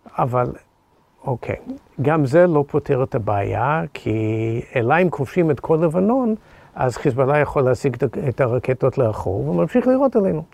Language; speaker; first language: Hebrew; non-native, fluent; English